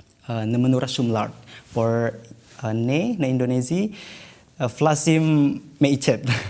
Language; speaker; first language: Albanian; non-native, learner; Indonesian